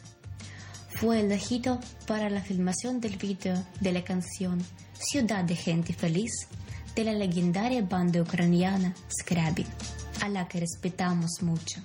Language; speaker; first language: Spanish; non-native, fluent; Ukrainian